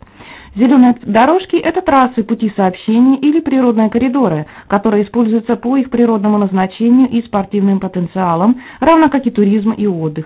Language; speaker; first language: Russian; native; Russian